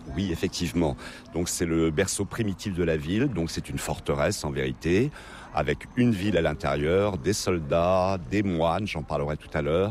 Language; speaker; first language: French; native; French